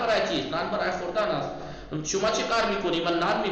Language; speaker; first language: Persian; non-native, fluent; Urdu